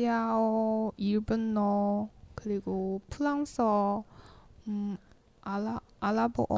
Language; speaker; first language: Korean; non-native, learner; Chinese